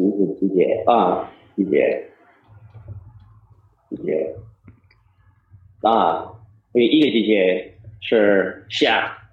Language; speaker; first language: Chinese; non-native, learner; English